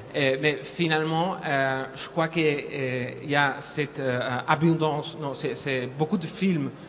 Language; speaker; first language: French; non-native, fluent; Spanish